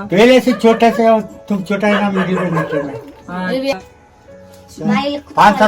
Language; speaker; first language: Hindi; non-native, local second language; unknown